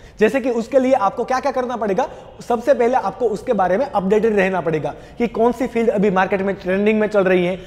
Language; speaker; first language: Hindi; non-native, local second language; Gujarati